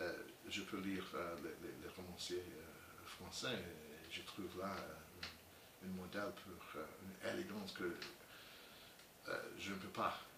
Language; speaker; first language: French; non-native, learner; English